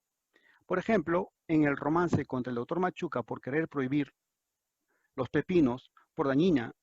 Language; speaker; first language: Spanish; native; Spanish